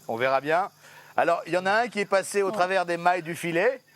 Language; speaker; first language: French; native; French